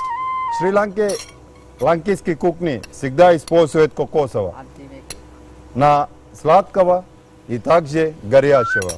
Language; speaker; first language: Russian; non-native, fluent; Sinhala